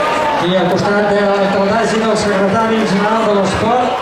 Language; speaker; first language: Catalan; native; Catalan